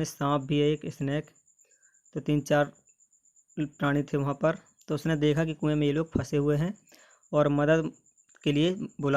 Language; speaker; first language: Hindi; native; Hindi